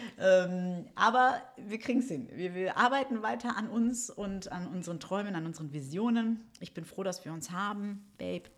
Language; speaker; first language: German; early bilingual, other home language; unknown